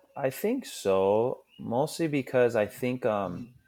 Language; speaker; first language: English; native; English